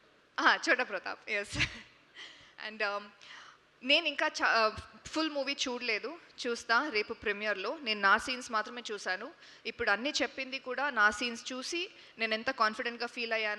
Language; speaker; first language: Telugu; non-native, local second language; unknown